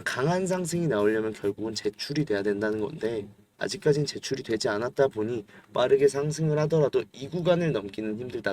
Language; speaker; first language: Korean; native; Korean